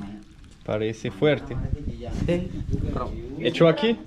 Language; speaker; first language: Spanish; non-native, learner; French